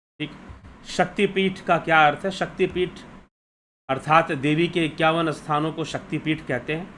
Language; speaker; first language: Hindi; native; Hindi